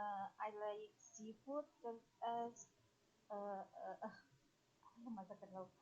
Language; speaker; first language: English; non-native, learner; Indonesian